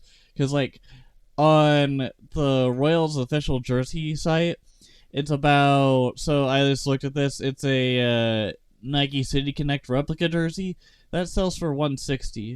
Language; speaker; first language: English; native; English